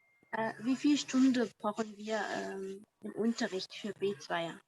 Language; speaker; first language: German; non-native, learner; Arabic